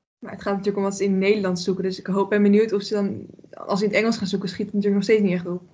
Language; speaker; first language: Dutch; native; Dutch